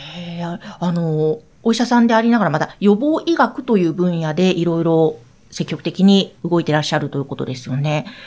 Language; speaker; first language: Japanese; native; Japanese